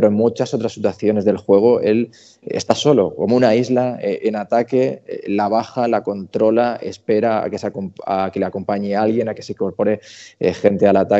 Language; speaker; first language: Spanish; native; Spanish